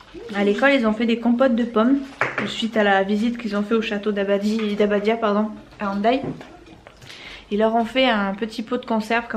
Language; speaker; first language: French; native; French